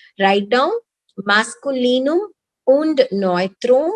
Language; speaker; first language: German; non-native, learner; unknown